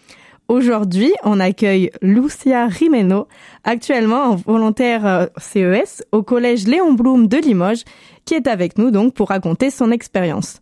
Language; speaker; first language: French; native; French